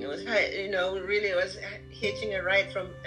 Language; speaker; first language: English; non-native, local second language; Zulu